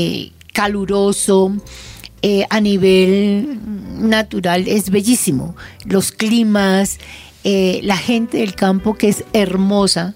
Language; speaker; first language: Spanish; native; Spanish